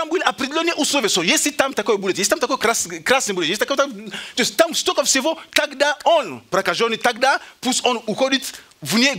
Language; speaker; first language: Russian; native; Russian